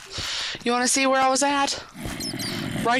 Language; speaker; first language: English; native; English